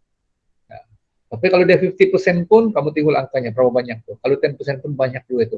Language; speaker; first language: Indonesian; non-native, local second language; Malay